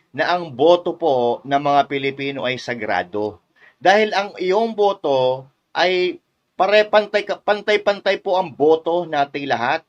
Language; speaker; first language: Filipino; native; Filipino